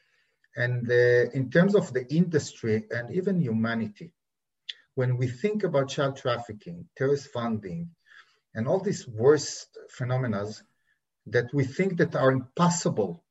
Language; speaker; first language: English; non-native, fluent; Hebrew